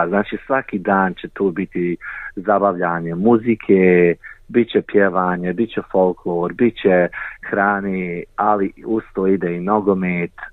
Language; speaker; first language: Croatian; early bilingual, heritage; Croatian